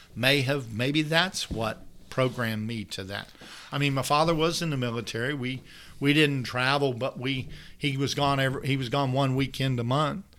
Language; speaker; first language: English; native; English